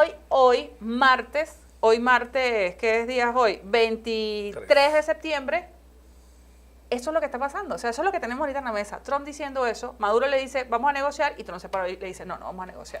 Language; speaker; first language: Spanish; native; Spanish